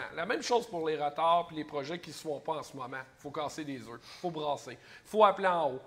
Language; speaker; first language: French; native; French